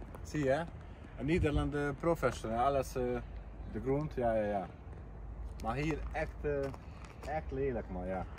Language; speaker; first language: Dutch; non-native, learner; Hungarian